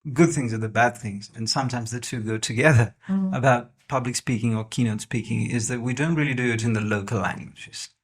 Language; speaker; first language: English; non-native, local second language; Nepali